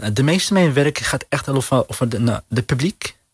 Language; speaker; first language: Dutch; non-native, learner; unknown